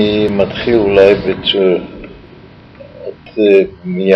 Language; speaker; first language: Hebrew; non-native, fluent; Yiddish